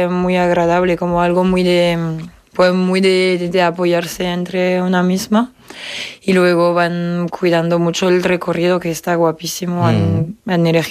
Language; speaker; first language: Spanish; non-native, fluent; French